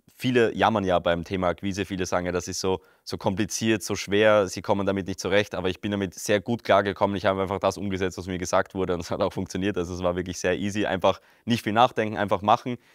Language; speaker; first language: German; native; German